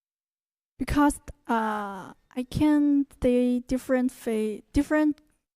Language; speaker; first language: English; non-native, learner; Chinese